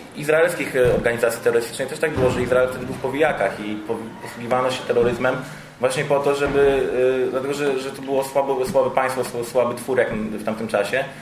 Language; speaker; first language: Polish; native; Polish